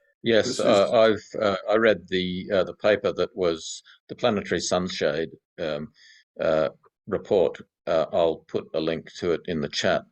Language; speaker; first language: English; native; English